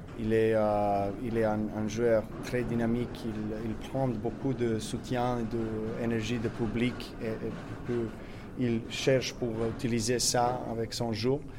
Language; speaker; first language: French; non-native, learner; Serbian